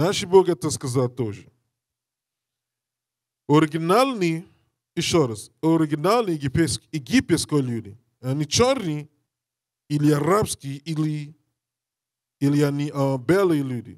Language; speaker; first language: Russian; non-native, learner; English